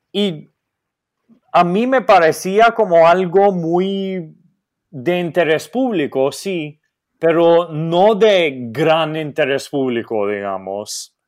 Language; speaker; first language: Spanish; non-native, fluent; Maltese